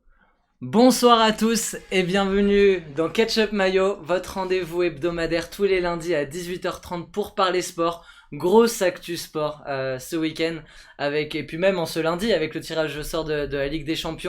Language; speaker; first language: French; native; French